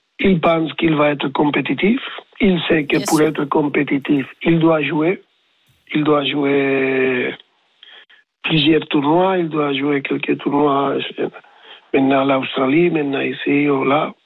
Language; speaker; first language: French; non-native, learner; Spanish